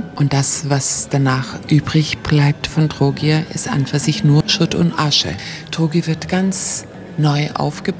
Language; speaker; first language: German; native; German